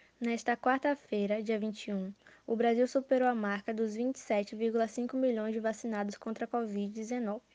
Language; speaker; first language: Portuguese; native; Portuguese